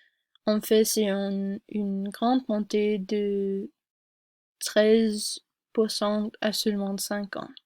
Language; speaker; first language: French; non-native, learner; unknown